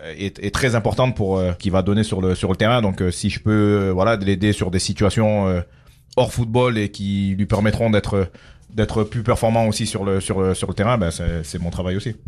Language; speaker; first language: French; early bilingual, other home language; Dyula